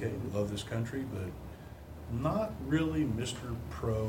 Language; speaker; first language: English; native; English